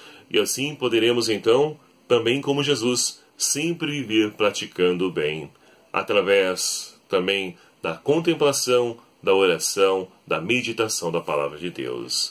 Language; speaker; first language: Portuguese; native; Portuguese